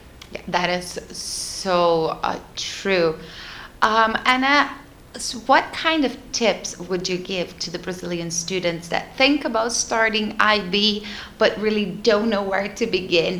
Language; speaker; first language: English; non-native, fluent; Portuguese